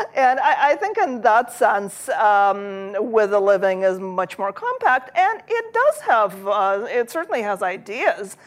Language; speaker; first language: English; early bilingual, other home language; Russian